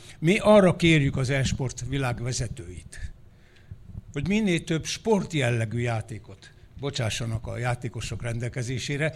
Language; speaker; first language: Hungarian; native; Hungarian